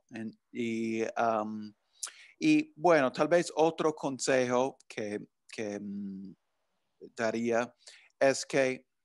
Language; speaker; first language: Spanish; non-native, fluent; English